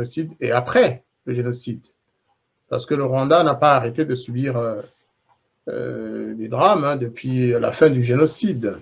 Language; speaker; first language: French; non-native, local second language; Kinyarwanda